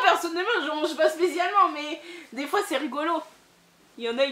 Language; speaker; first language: French; native; French